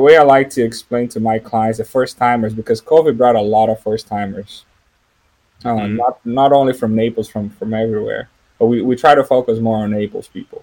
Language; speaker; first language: English; non-native, fluent; Portuguese